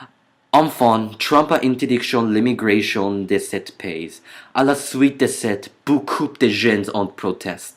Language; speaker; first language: French; non-native, learner; English